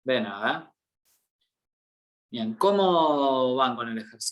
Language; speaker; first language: Spanish; native; Spanish